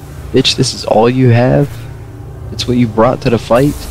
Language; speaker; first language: English; native; English